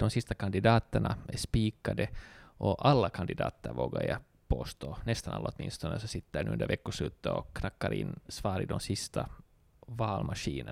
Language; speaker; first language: Swedish; native; Swedish